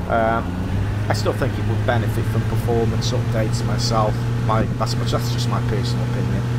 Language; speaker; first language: English; native; English